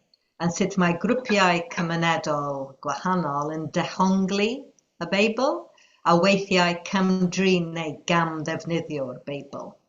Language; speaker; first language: Welsh; non-native, fluent; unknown